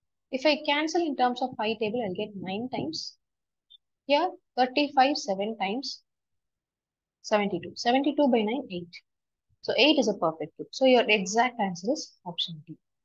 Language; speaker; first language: English; non-native, local second language; Tamil